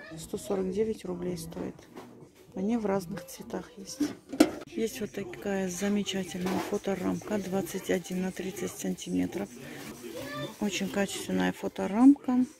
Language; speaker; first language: Russian; native; Russian